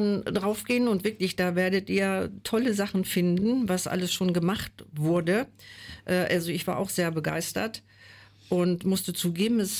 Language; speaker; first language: German; native; German